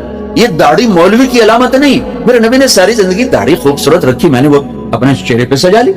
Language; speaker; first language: Hindi; non-native, local second language; Punjabi